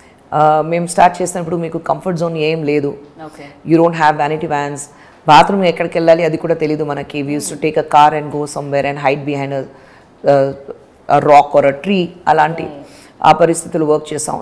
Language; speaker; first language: Telugu; non-native, fluent; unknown